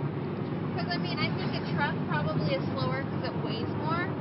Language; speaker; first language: English; native; English